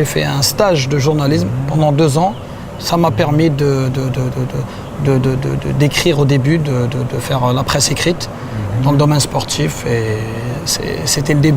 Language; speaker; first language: French; non-native, local second language; Arabic